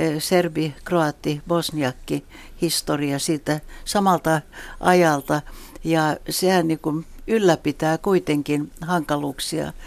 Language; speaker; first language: Finnish; non-native, local second language; Swedish